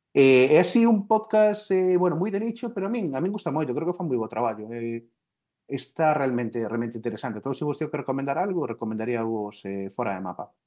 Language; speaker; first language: Galician; native; Galician